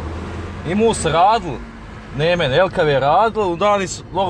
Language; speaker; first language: German; non-native, learner; Serbian